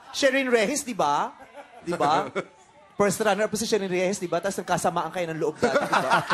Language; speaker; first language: Filipino; native; Filipino